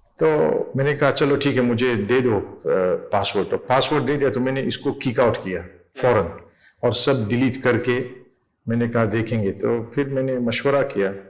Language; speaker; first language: Urdu; non-native, fluent; English